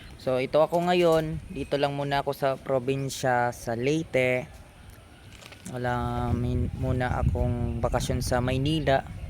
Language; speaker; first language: Filipino; non-native, local second language; Cebuano